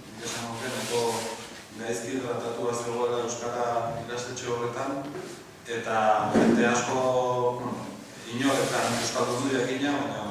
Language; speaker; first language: Basque; non-native, local second language; Spanish